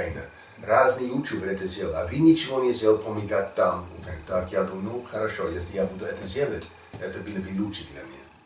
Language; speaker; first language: Russian; non-native, learner; English